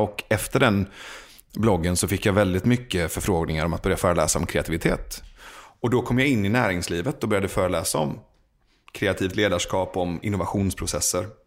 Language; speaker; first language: Swedish; early bilingual, other home language; Persian